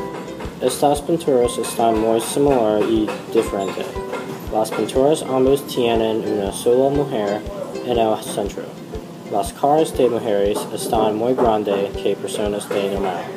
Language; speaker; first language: Spanish; non-native, learner; English